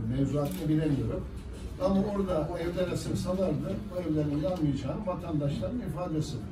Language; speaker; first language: Turkish; native; Turkish